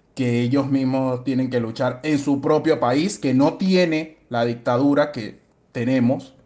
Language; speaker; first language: Spanish; native; Spanish